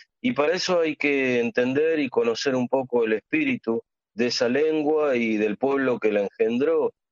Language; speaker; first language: Spanish; native; Spanish